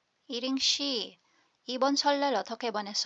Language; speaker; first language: Korean; non-native, fluent; Filipino